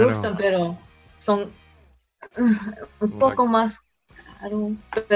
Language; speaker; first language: Spanish; early bilingual, heritage; Spanish